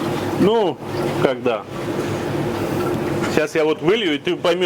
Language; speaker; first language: Russian; native; Russian